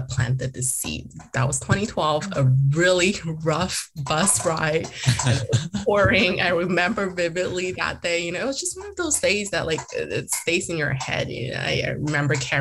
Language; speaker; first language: English; early bilingual, other home language; Chinese